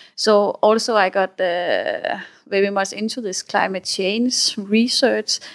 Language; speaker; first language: English; non-native, fluent; Danish